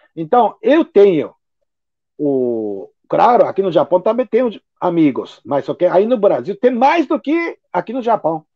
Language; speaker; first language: Portuguese; non-native, fluent; Japanese